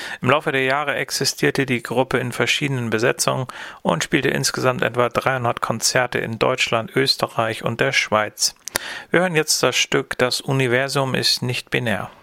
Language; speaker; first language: German; native; German